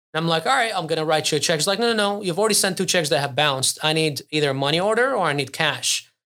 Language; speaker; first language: English; early bilingual, other home language; Arabic